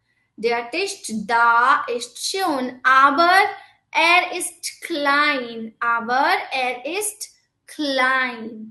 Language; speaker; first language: German; non-native, fluent; Hindi